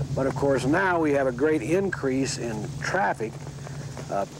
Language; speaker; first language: English; native; English